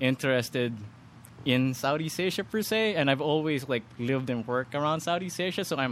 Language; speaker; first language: English; non-native, local second language; Filipino